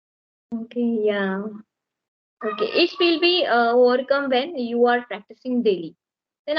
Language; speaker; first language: English; non-native, learner; Marathi